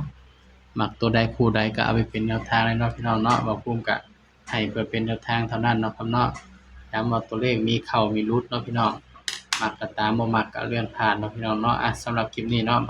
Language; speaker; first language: Thai; non-native, local second language; Lao